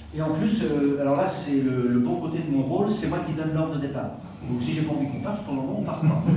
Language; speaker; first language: French; native; French